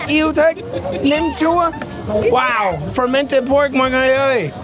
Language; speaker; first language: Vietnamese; non-native, fluent; English